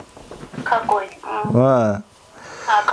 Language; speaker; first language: Russian; non-native, learner; Kazakh